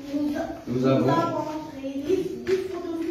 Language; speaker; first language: French; non-native, learner; Arabic